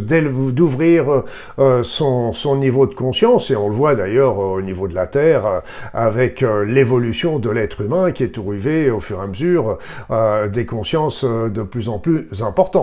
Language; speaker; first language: French; native; French